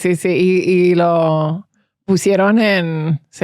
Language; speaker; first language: Spanish; early bilingual, heritage; English